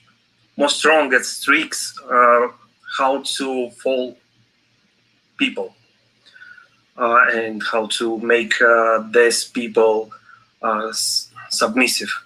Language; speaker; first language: English; non-native, fluent; Russian